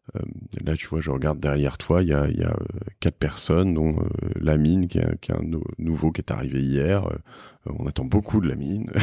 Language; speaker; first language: French; native; French